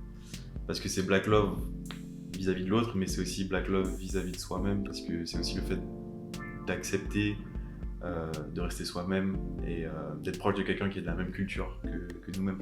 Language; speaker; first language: French; native; French